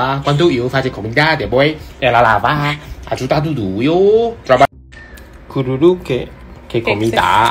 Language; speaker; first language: Portuguese; non-native, learner; Chinese